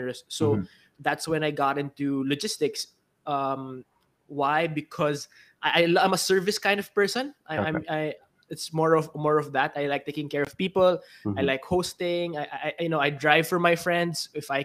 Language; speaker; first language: English; non-native, local second language; Filipino